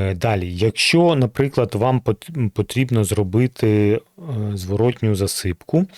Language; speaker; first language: Ukrainian; native; Ukrainian